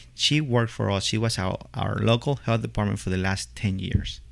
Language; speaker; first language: English; non-native, fluent; Spanish